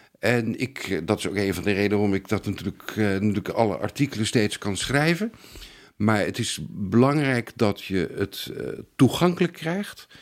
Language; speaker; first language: Dutch; native; Dutch